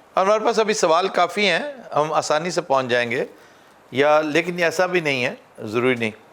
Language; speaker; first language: Urdu; non-native, local second language; Punjabi